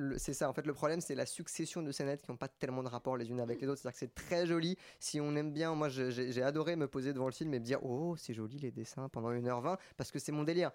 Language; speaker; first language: French; native; French